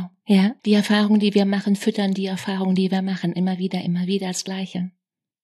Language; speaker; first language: German; native; German